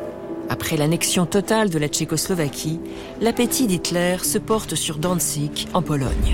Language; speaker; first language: French; native; French